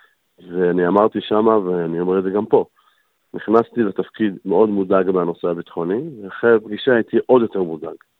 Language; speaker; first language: Hebrew; native; Hebrew